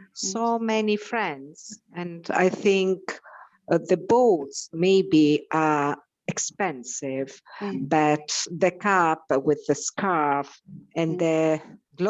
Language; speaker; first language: English; non-native, learner; Italian